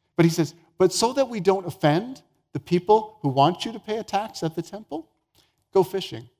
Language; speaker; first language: English; native; English